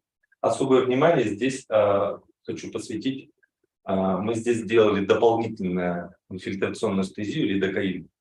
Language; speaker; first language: Russian; native; Russian